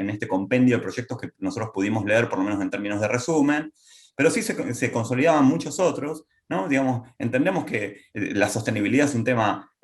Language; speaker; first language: Spanish; native; Spanish